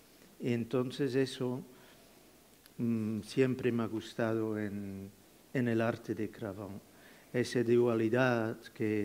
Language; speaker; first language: Spanish; non-native, fluent; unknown